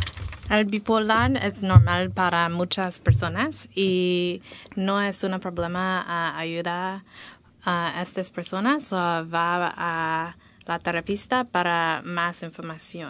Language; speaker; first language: Spanish; non-native, learner; English